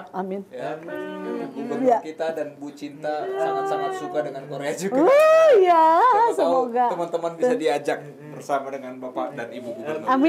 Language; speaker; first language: Indonesian; native; Indonesian